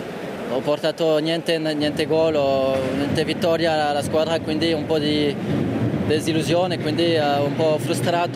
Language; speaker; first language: Italian; non-native, learner; French